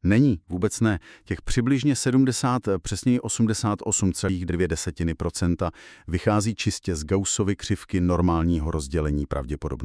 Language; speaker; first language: Czech; native; Czech